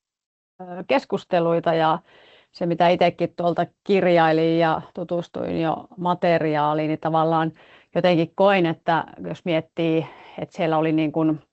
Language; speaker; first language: Finnish; native; Finnish